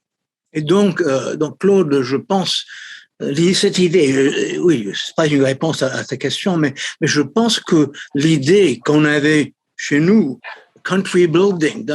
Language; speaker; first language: French; non-native, fluent; English